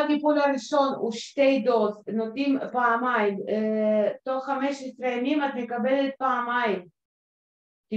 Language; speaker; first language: Hebrew; non-native, fluent; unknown